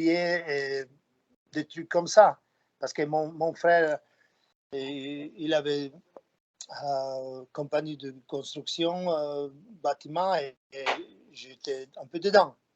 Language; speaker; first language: French; non-native, fluent; Slovak